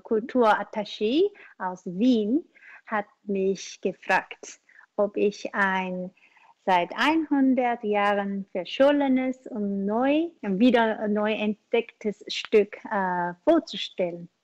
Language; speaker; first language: German; non-native, learner; Korean